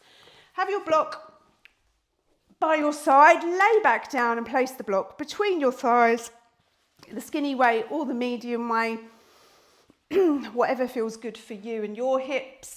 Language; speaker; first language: English; native; English